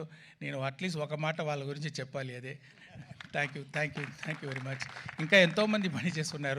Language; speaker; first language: Telugu; non-native, fluent; Tamil